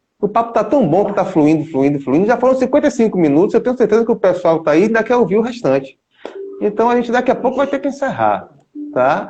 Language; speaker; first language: Portuguese; native; Portuguese